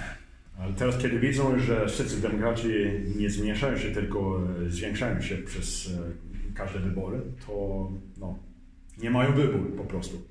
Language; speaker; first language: Polish; early bilingual, heritage; Swedish